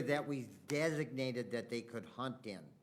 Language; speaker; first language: English; native; English